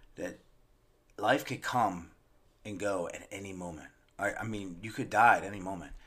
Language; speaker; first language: English; native; English